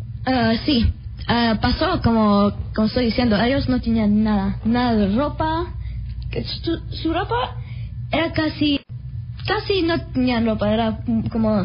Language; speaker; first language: Spanish; early bilingual, heritage; Spanish